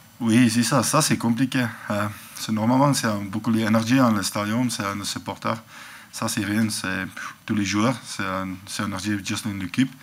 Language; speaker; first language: French; non-native, learner; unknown